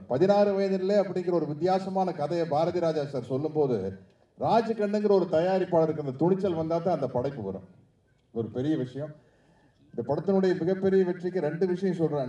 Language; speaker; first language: Tamil; native; Tamil